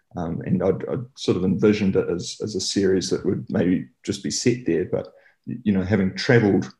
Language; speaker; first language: English; native; English